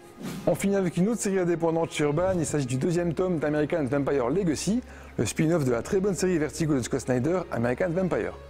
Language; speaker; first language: French; native; French